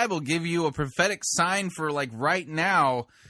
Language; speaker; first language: English; non-native, fluent; Greek